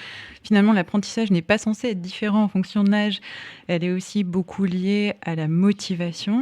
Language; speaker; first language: French; native; French